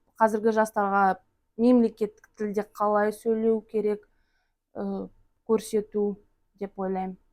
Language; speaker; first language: Kazakh; non-native, local second language; Russian